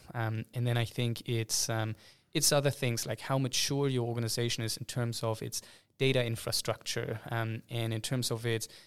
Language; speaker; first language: English; non-native, fluent; German